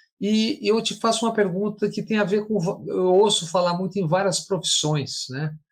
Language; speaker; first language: Portuguese; native; Portuguese